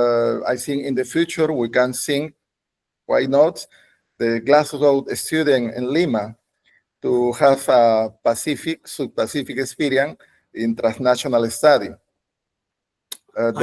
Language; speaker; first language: English; non-native, learner; Spanish